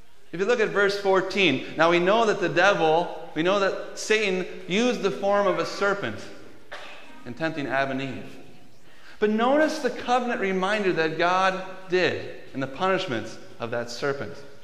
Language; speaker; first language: English; native; English